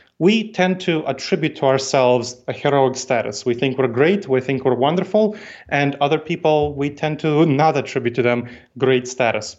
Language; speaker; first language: English; early bilingual, other home language; Russian